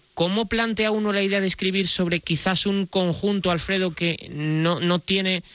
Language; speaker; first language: Spanish; native; Spanish